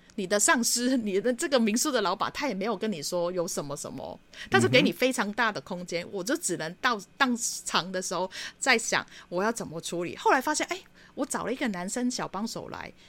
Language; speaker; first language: Chinese; non-native, fluent; Cantonese